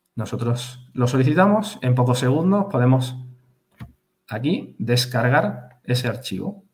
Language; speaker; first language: Spanish; native; Spanish